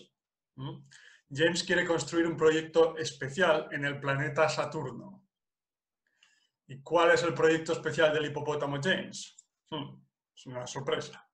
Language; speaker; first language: Spanish; non-native, fluent; English